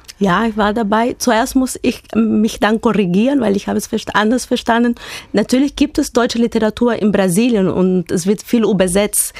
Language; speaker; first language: German; non-native, fluent; Portuguese